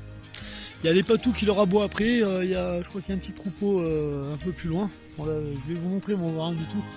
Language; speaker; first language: French; native; French